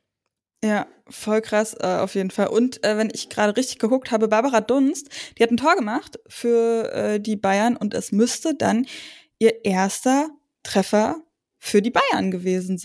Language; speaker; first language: German; native; German